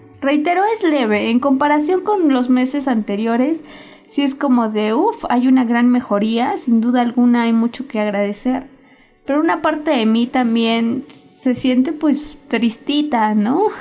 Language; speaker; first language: Spanish; native; Spanish